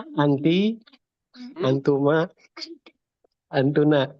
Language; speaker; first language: Arabic; non-native, learner; Indonesian